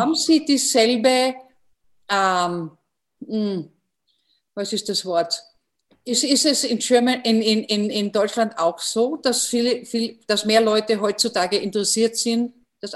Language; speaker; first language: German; non-native, fluent; English